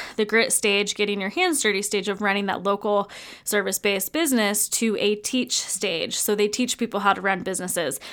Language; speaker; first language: English; native; English